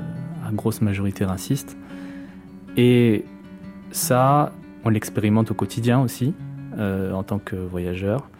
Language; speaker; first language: French; native; French